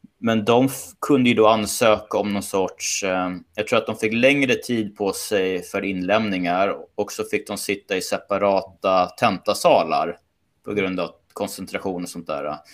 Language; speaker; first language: Swedish; native; Swedish